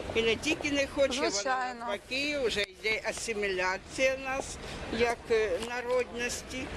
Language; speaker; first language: Ukrainian; non-native, local second language; Russian